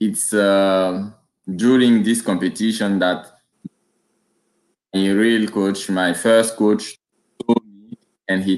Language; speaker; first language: English; non-native, learner; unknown